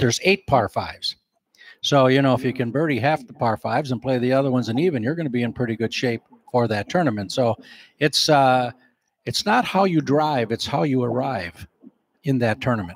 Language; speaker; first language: English; native; English